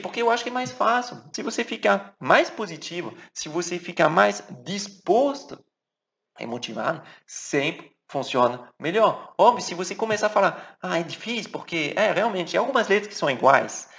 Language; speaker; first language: Portuguese; non-native, fluent; French